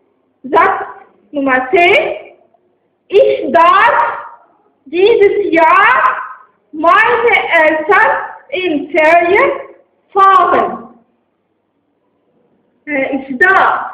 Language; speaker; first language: German; non-native, fluent; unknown